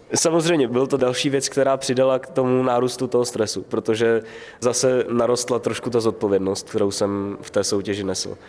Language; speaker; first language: Czech; native; Czech